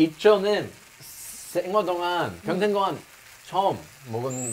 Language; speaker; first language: Korean; non-native, learner; English